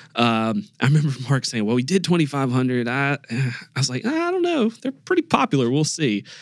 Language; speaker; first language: English; native; English